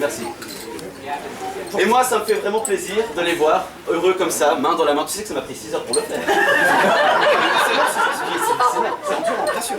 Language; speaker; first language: French; native; French